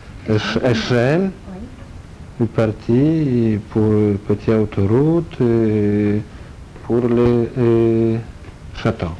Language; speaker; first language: French; non-native, learner; Polish